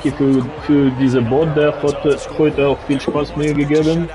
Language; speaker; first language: German; non-native, learner; Russian